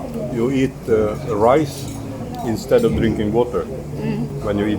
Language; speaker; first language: English; non-native, learner; Swedish